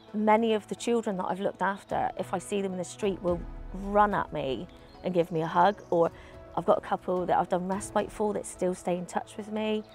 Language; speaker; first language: English; native; English